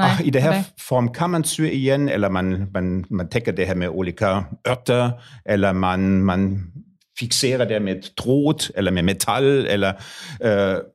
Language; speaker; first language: Swedish; non-native, fluent; German